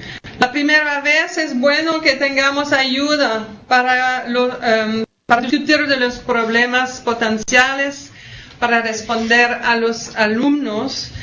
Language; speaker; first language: Spanish; non-native, fluent; French